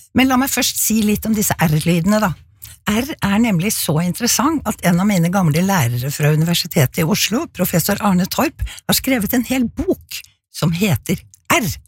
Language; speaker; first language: Norwegian; native; Norwegian